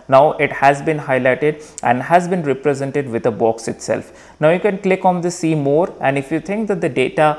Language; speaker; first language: English; non-native, local second language; Hindi